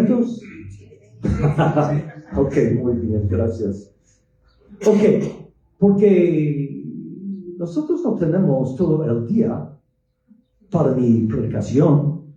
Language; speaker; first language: Spanish; non-native, fluent; English